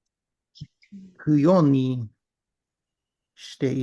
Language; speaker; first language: Japanese; non-native, learner; English